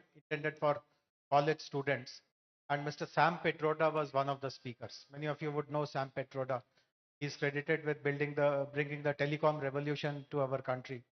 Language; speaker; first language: English; non-native, local second language; Telugu